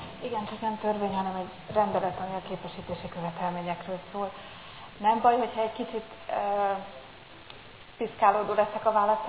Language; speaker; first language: Hungarian; native; Hungarian